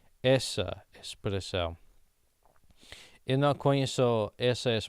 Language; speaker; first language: Portuguese; non-native, learner; English